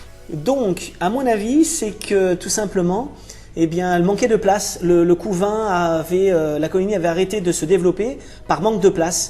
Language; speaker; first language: French; native; French